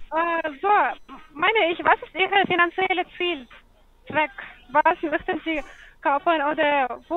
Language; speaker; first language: German; non-native, learner; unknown